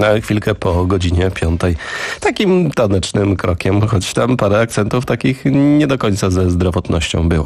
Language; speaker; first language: Polish; native; Polish